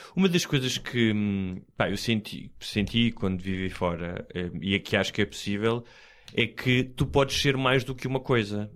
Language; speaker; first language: Portuguese; native; Portuguese